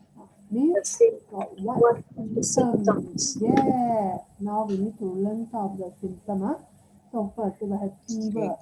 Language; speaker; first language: English; non-native, local second language; Chinese